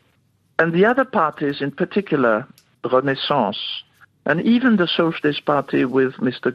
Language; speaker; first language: English; non-native, fluent; French